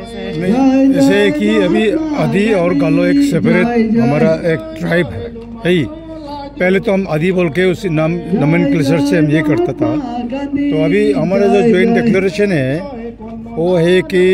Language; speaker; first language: Hindi; non-native, local second language; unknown